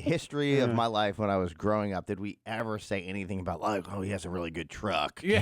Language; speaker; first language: English; native; English